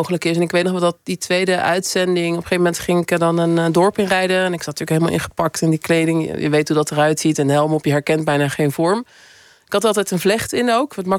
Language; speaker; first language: Dutch; native; Dutch